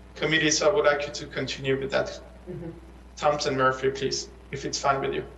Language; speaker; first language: English; early bilingual, other home language; Persian